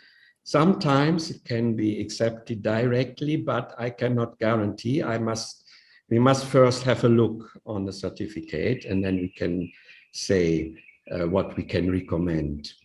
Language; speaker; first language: English; non-native, fluent; Indonesian